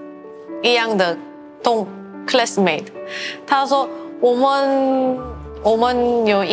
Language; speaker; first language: Chinese; non-native, learner; Korean